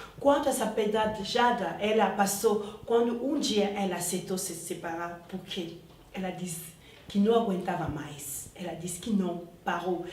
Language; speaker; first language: Portuguese; non-native, fluent; Lingala